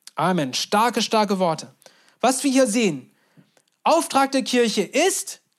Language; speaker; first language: German; non-native, fluent; Turkish